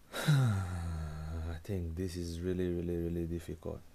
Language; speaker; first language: English; non-native, local second language; Igbo